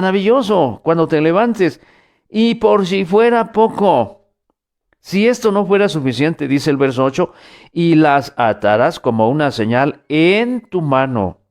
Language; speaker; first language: Spanish; native; Spanish